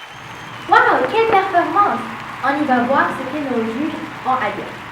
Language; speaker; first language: French; non-native, learner; English